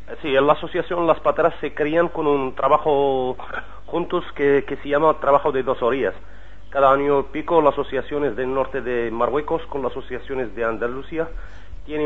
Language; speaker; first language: Spanish; non-native, learner; Arabic